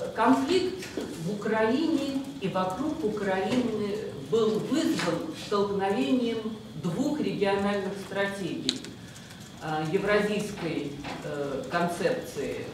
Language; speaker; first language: Russian; native; Russian